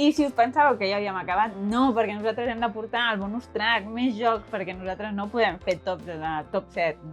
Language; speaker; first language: Catalan; native; Catalan